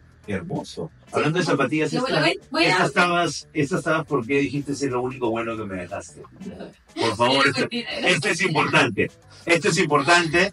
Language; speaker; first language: Spanish; native; Spanish